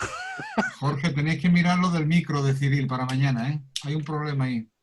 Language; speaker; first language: Spanish; native; Spanish